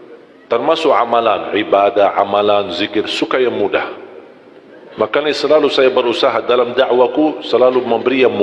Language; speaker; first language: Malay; non-native, fluent; Arabic